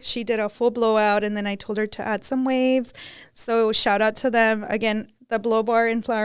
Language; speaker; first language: English; early bilingual, other home language; Spanish